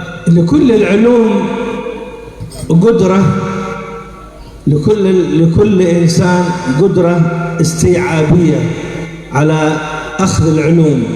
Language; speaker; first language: Arabic; native; Arabic